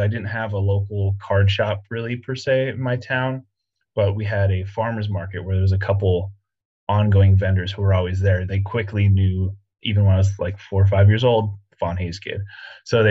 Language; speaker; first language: English; native; English